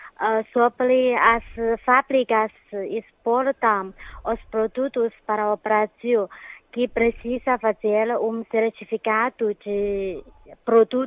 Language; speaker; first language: Portuguese; non-native, fluent; Chinese